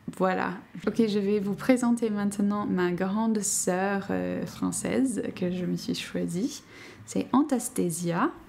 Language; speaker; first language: French; non-native, fluent; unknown